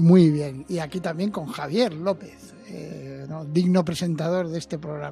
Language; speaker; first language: Spanish; native; Spanish